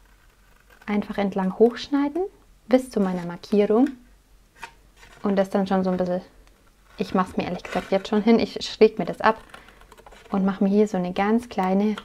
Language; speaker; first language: German; native; German